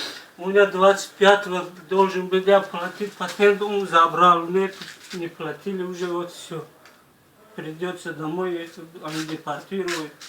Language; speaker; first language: Russian; non-native, learner; Tajik